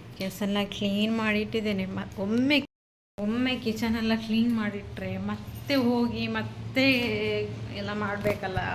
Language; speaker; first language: Kannada; non-native, local second language; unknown